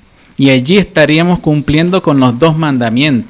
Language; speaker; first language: Spanish; native; Spanish